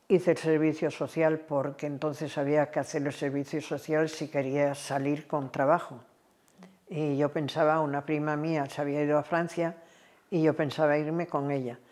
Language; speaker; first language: Spanish; native; Spanish